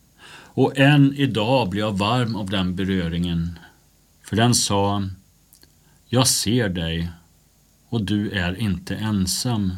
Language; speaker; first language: Swedish; native; Swedish